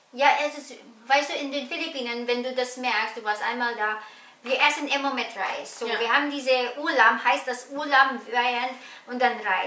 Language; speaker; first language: German; non-native, learner; Filipino